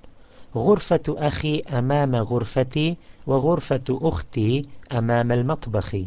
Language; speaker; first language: Arabic; non-native, fluent; English